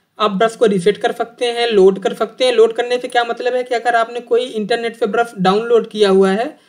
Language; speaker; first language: Hindi; native; Hindi